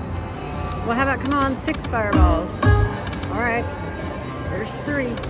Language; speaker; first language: English; native; English